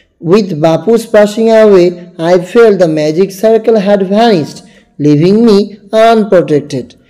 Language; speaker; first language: English; non-native, local second language; Bangla